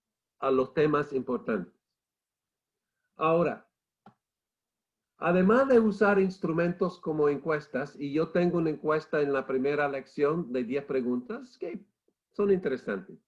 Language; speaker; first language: Spanish; non-native, fluent; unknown